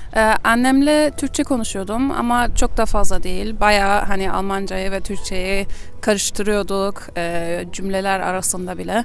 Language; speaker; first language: Turkish; early bilingual, heritage; German